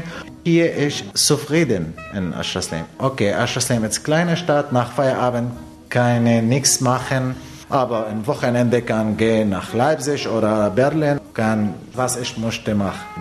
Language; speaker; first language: German; non-native, learner; Arabic